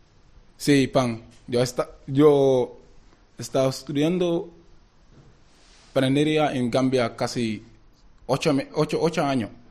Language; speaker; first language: Spanish; non-native, learner; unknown